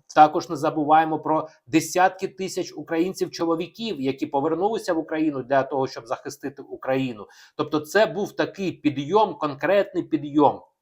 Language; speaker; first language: Ukrainian; non-native, local second language; Russian